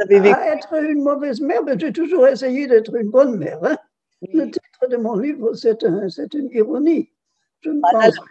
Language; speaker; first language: French; non-native, fluent; German